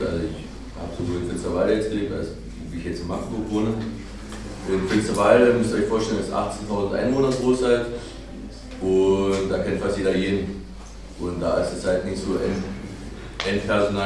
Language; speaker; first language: German; native; German